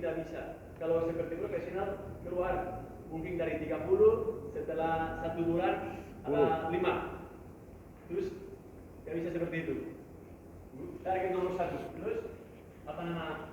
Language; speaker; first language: Indonesian; non-native, learner; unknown